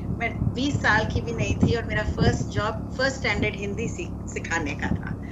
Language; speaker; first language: Hindi; non-native, local second language; Marathi